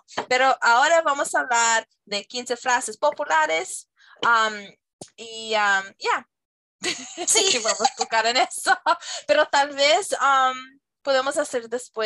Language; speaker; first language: Spanish; non-native, fluent; English